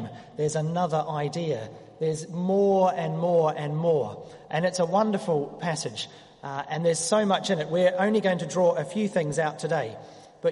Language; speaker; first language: English; native; English